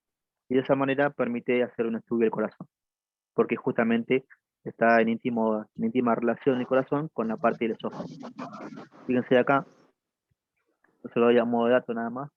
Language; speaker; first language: Spanish; native; Spanish